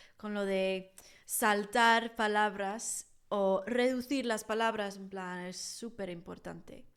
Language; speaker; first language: Spanish; non-native, fluent; English